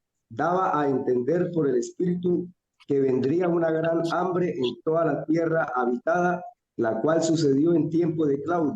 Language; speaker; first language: Spanish; native; Spanish